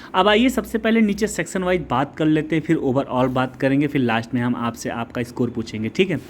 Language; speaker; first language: Hindi; native; Hindi